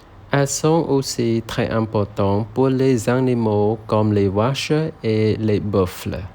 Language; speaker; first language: French; non-native, learner; Khmer